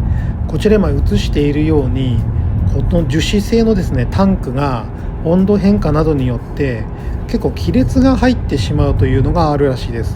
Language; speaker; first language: Japanese; native; Japanese